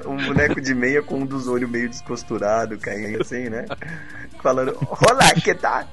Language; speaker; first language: Portuguese; native; Portuguese